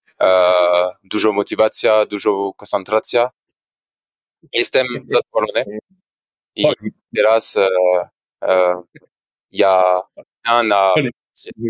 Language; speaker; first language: Polish; non-native, learner; French